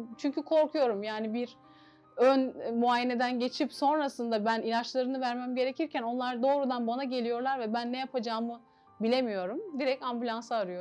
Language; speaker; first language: Turkish; native; Turkish